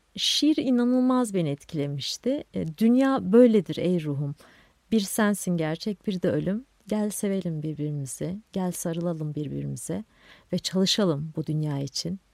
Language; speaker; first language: Turkish; non-native, local second language; Kurdish